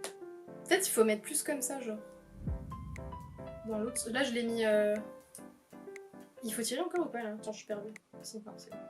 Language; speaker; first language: French; native; French